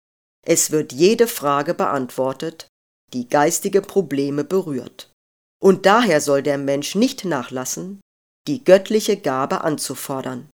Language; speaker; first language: German; native; German